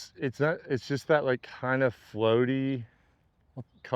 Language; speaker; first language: English; native; English